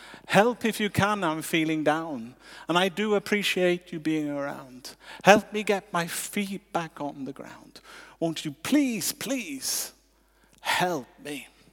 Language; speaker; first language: English; native; English